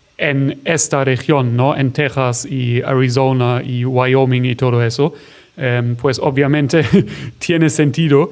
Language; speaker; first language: Spanish; non-native, fluent; German